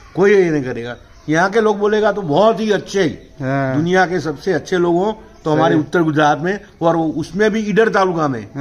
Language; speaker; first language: Hindi; non-native, local second language; Gujarati